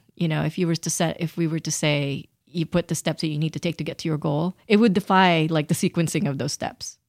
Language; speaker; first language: English; early bilingual, other home language; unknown